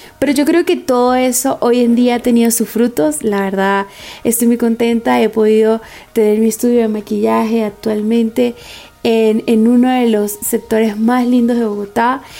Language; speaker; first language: Spanish; native; Spanish